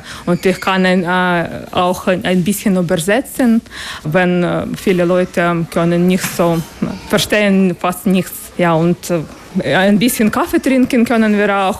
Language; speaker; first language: German; non-native, learner; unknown